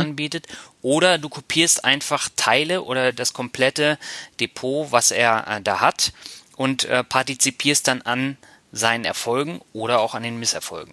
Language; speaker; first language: German; native; German